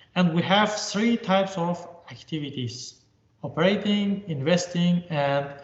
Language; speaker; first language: English; non-native, fluent; Uzbek